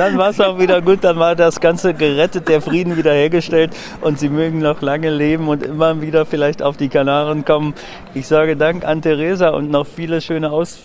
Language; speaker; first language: German; native; German